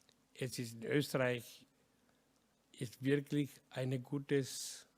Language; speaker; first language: German; non-native, learner; Hindi